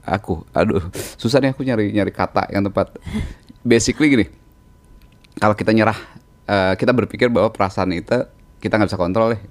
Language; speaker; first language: Indonesian; native; Indonesian